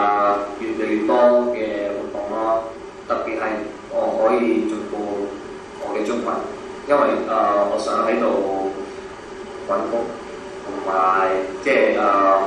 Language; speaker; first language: Cantonese; non-native, learner; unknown